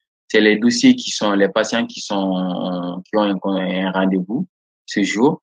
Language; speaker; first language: French; non-native, local second language; Bambara